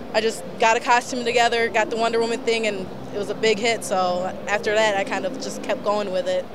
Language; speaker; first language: English; native; English